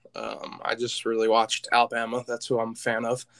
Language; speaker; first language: English; native; English